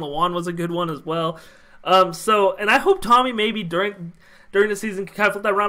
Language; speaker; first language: English; native; English